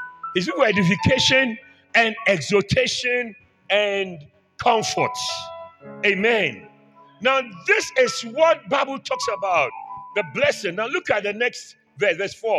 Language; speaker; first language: English; non-native, local second language; Akan